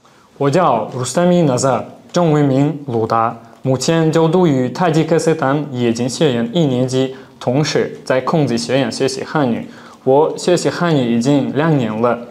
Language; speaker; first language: Chinese; non-native, learner; Tajik